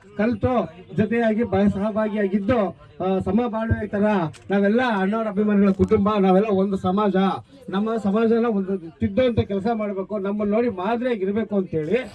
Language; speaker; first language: Kannada; native; Kannada